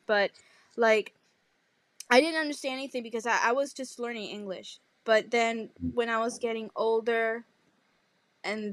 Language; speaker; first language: English; non-native, fluent; Spanish